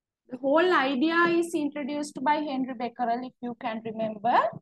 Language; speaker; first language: English; non-native, local second language; Sinhala